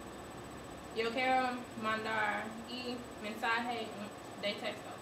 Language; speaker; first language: Spanish; non-native, learner; English